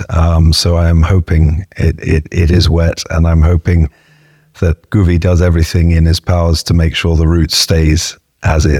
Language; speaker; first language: English; native; English